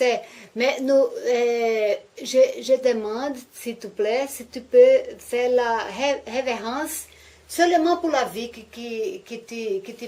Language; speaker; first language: French; non-native, learner; Portuguese